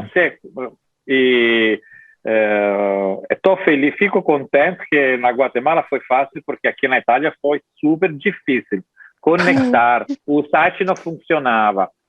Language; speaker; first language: Portuguese; non-native, fluent; Italian